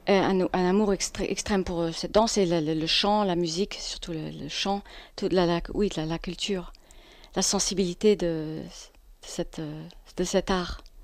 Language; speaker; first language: French; non-native, fluent; English